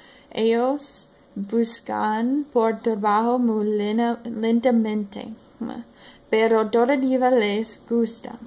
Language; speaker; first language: Spanish; non-native, learner; English